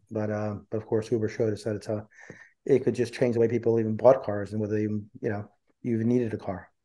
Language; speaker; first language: English; early bilingual, other home language; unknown